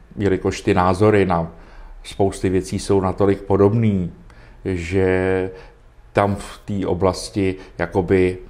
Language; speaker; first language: Czech; native; Czech